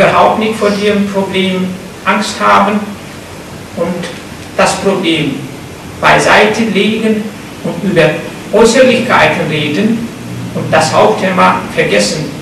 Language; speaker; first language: German; non-native, fluent; Turkish